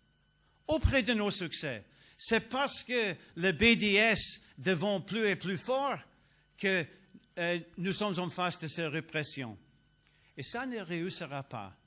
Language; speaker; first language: French; non-native, learner; English